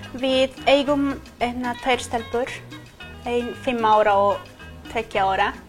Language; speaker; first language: Icelandic; non-native, fluent; Quechua